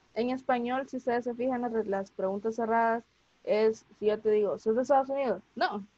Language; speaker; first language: Spanish; native; Spanish